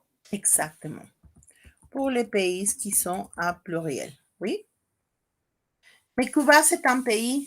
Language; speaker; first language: French; non-native, fluent; Spanish